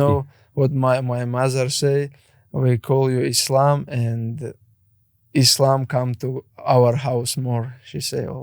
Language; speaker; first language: English; non-native, learner; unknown